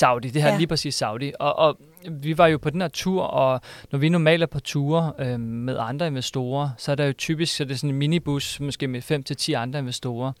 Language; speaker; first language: Danish; native; Danish